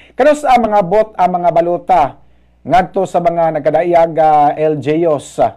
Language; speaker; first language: Cebuano; native; Cebuano